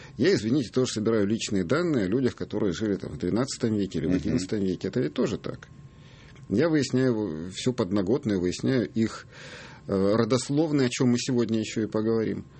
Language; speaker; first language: Russian; native; Russian